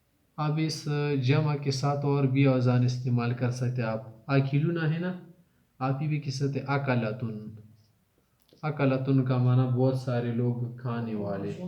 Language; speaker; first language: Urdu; native; Urdu